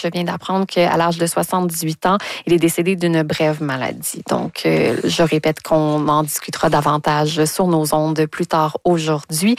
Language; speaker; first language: French; native; French